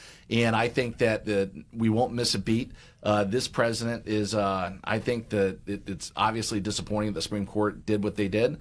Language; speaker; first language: English; native; English